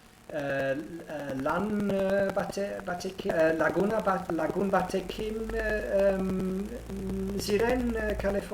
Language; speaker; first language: Basque; non-native, learner; English